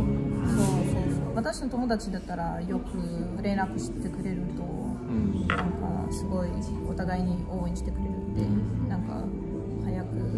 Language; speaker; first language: Japanese; non-native, fluent; Russian